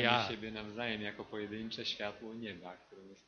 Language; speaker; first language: Polish; native; Polish